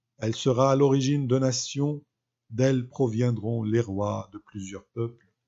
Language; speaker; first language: French; non-native, local second language; Arabic